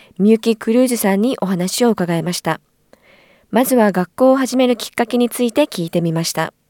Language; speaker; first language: Japanese; native; Japanese